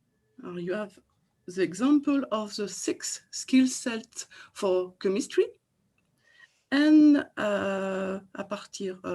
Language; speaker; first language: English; non-native, fluent; French